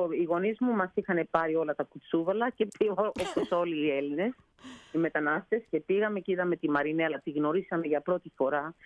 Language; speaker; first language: Greek; early bilingual, heritage; Greek